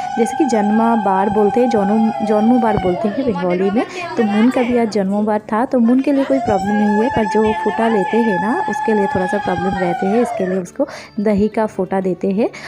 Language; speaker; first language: Hindi; non-native, local second language; Bangla